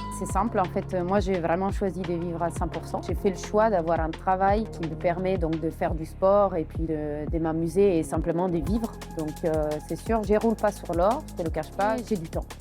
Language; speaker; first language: French; non-native, fluent; Italian